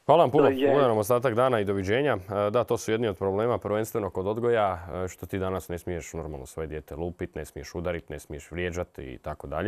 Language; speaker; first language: Serbian; native; Serbian